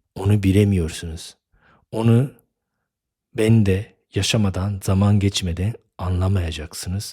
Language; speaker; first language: Turkish; non-native, fluent; Japanese